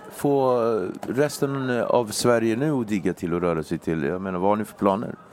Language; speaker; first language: Swedish; native; Swedish